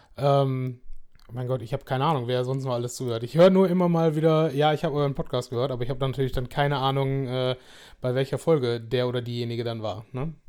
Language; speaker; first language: German; native; German